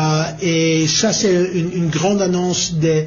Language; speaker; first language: French; non-native, learner; English